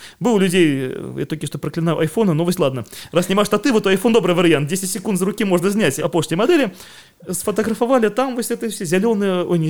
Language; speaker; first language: Belarusian; non-native, local second language; Russian